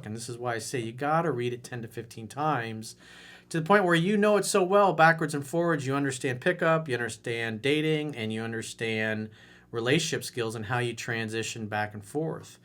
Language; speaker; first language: English; native; English